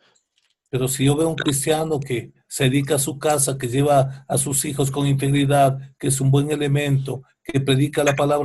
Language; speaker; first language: Spanish; native; Spanish